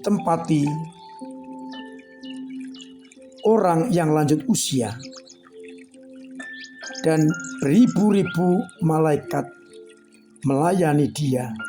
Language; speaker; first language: Indonesian; non-native, local second language; Javanese